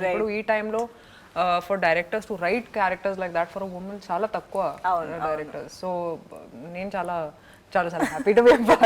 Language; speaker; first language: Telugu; non-native, fluent; Hindi